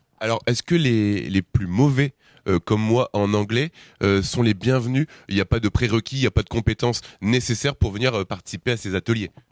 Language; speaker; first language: French; native; French